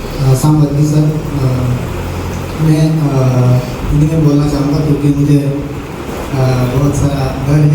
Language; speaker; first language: Hindi; non-native, local second language; Gujarati